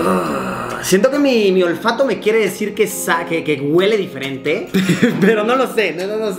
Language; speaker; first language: Spanish; native; Spanish